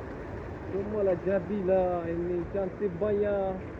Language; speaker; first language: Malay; non-native, local second language; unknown